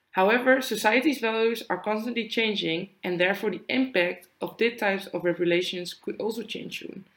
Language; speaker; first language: English; non-native, fluent; Dutch